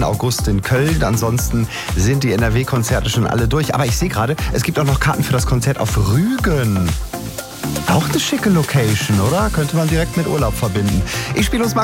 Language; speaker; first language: German; native; German